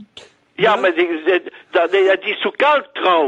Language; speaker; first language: German; non-native, learner; French